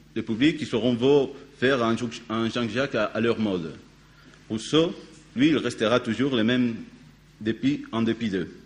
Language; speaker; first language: French; non-native, fluent; Spanish